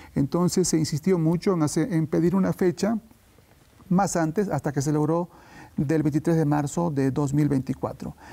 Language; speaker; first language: Spanish; native; Spanish